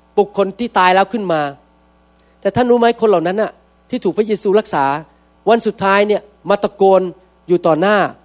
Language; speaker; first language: Thai; native; Thai